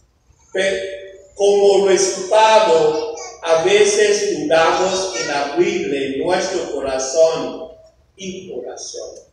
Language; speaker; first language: Spanish; non-native, fluent; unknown